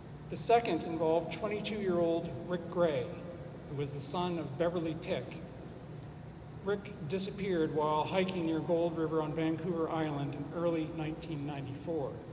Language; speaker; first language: English; native; English